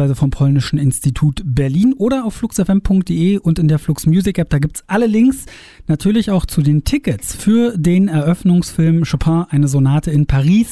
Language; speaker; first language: German; native; German